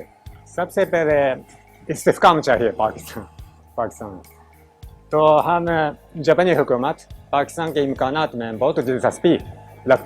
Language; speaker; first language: Hindi; non-native, learner; Japanese